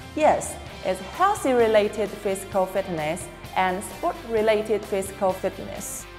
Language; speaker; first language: English; non-native, fluent; Chinese